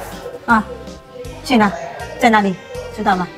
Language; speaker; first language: Chinese; native; Chinese